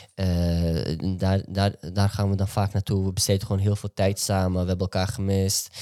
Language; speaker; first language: Dutch; native; Dutch